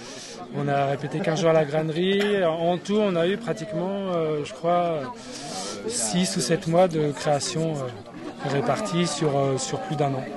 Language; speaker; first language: French; native; French